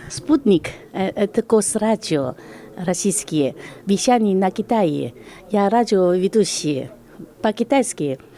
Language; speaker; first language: Russian; non-native, fluent; Chinese